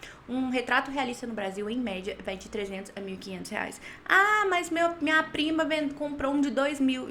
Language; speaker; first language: Portuguese; native; Portuguese